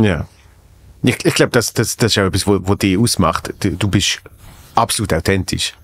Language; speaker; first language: German; native; German